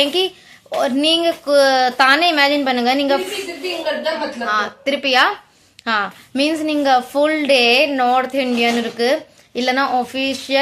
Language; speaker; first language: Tamil; early bilingual, heritage; Tamil